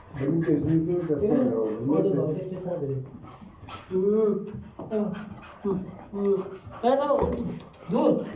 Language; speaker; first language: Turkish; non-native, learner; Filipino